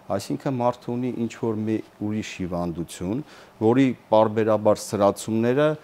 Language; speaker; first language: Armenian; native; Armenian